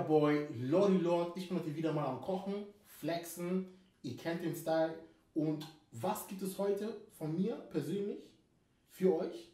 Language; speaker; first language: German; early bilingual, other home language; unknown